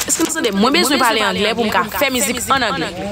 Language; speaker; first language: French; non-native, learner; Haitian Creole